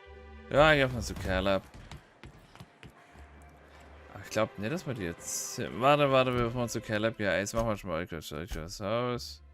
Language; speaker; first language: German; native; German